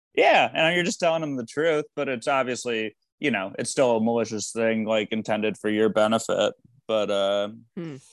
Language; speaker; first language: English; native; English